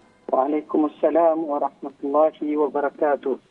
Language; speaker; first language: Malay; native; Malay